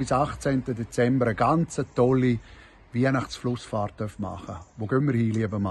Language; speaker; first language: German; native; German